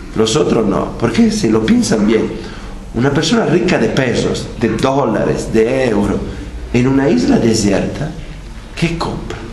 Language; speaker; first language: Spanish; non-native, fluent; Italian